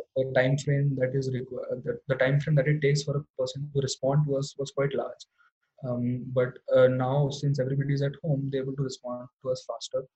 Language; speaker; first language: English; non-native, local second language; Hindi